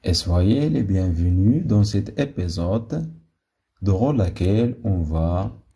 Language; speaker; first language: French; non-native, local second language; Arabic